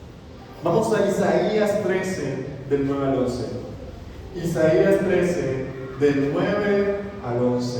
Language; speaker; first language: Spanish; native; Spanish